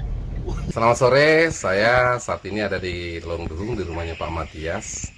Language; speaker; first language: Indonesian; native; Indonesian